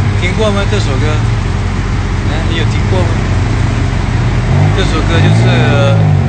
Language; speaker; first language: Chinese; non-native, learner; Thai